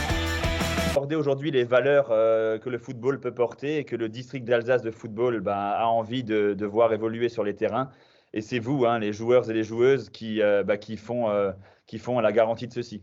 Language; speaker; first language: French; native; French